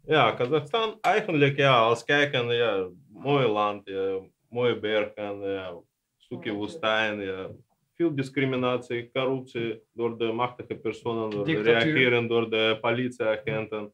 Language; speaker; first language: Dutch; non-native, learner; Russian